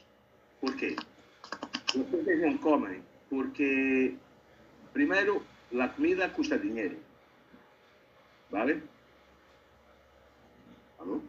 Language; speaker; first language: Spanish; non-native, learner; Portuguese